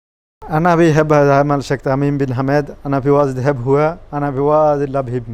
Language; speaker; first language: Arabic; non-native, learner; Bangla